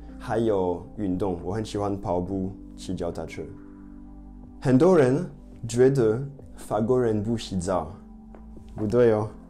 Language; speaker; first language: Chinese; non-native, fluent; French